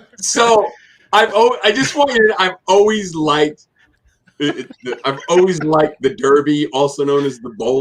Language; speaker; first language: English; native; English